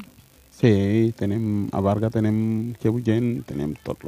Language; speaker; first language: Catalan; non-native, learner; Mandingo